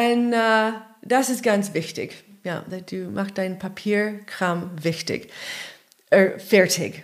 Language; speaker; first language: German; non-native, learner; English